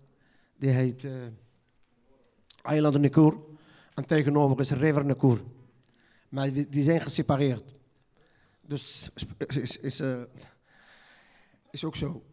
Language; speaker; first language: Dutch; non-native, learner; Riffian